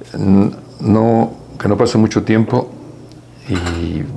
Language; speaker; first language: Spanish; native; Spanish